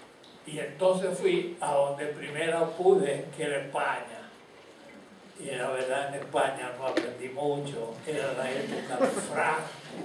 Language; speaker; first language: Spanish; native; Spanish